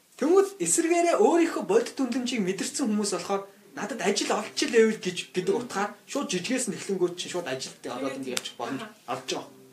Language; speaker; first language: Mongolian; native; Mongolian